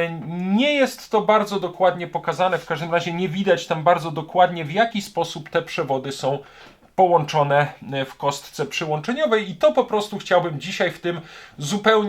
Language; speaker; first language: Polish; native; Polish